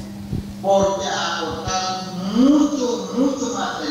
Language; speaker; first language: Spanish; non-native, local second language; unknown